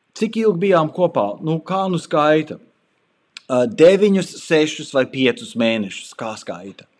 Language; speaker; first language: Latvian; early bilingual, heritage; Latvian